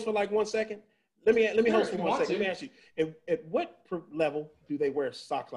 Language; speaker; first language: English; native; English